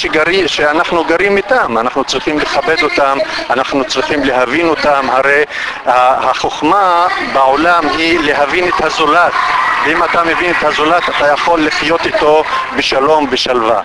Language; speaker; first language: Hebrew; non-native, local second language; Arabic